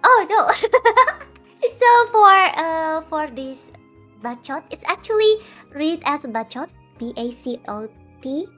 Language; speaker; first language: English; non-native, fluent; Indonesian